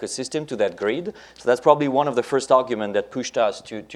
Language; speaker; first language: English; non-native, fluent; French